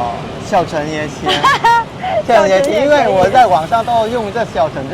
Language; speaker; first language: Chinese; non-native, fluent; Vietnamese